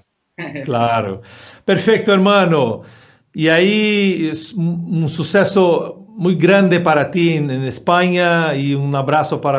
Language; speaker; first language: Spanish; non-native, fluent; Portuguese